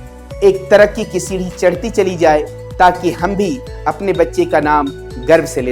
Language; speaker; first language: Hindi; native; Hindi